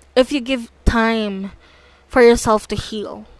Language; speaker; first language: English; non-native, local second language; Filipino